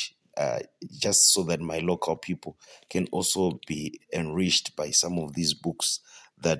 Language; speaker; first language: English; non-native, local second language; Shona